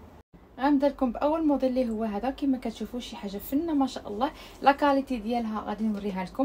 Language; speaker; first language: Arabic; native; Arabic